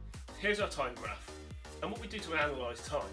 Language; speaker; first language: English; native; English